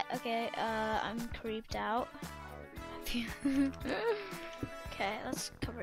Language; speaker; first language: English; native; English